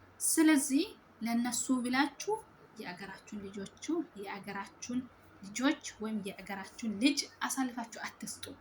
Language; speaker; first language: Amharic; native; Amharic